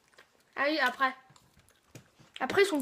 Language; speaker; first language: French; native; French